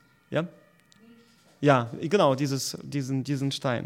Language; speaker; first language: German; non-native, fluent; Russian